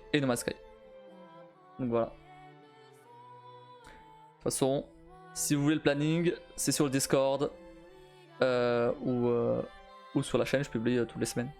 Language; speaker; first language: French; native; French